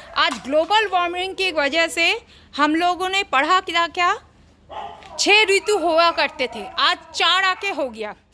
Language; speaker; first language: Hindi; non-native, local second language; Bangla